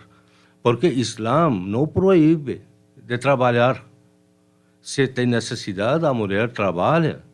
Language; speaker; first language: Portuguese; non-native, fluent; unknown